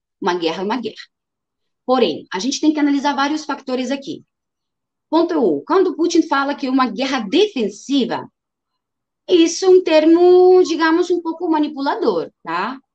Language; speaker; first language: Portuguese; non-native, fluent; Russian